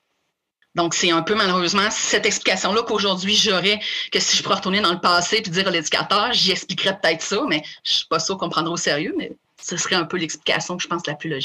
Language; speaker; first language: French; native; French